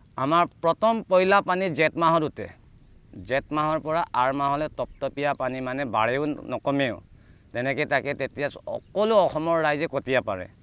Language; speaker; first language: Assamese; non-native, local second language; Mising